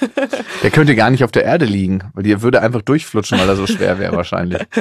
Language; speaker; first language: German; native; German